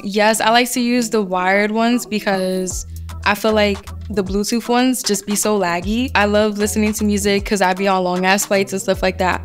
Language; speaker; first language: English; native; English